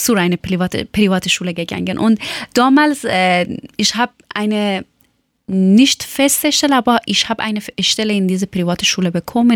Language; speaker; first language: German; non-native, fluent; Persian